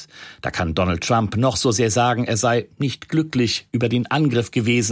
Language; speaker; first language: German; native; German